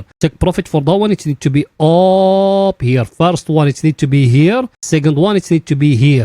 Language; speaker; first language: English; non-native, fluent; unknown